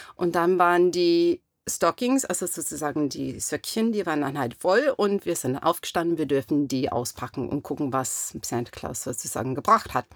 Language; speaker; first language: German; non-native, fluent; English